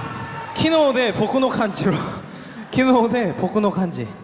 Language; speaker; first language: Japanese; non-native, learner; Korean